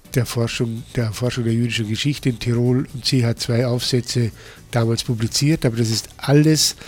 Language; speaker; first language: German; native; German